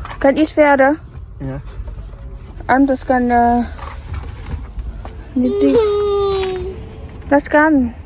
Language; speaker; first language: Dutch; non-native, learner; Thai